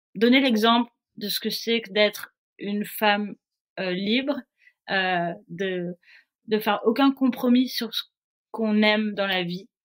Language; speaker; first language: French; native; French